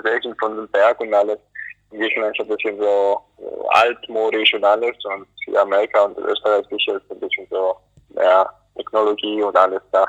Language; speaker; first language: German; early bilingual, other home language; Greek